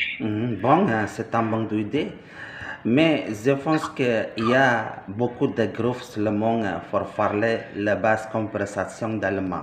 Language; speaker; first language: French; non-native, learner; Indonesian